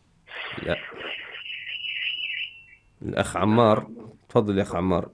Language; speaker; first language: Arabic; native; Arabic